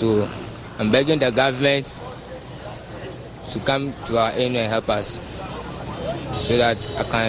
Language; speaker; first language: English; non-native, local second language; Ewe